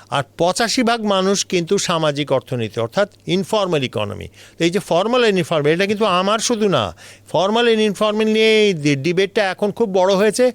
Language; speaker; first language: Bangla; native; Bangla